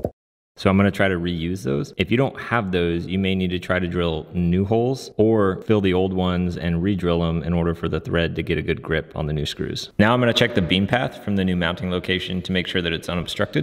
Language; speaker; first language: English; native; English